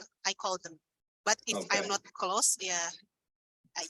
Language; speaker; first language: English; non-native, learner; Indonesian